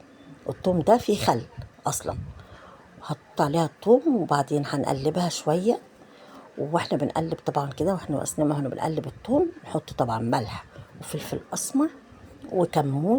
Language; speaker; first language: Arabic; native; Arabic